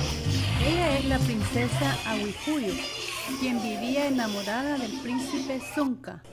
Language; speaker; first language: Spanish; native; Spanish